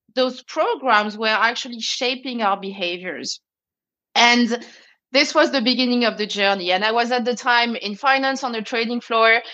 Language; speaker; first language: English; non-native, fluent; French